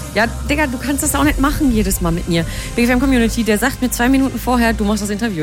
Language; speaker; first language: German; native; German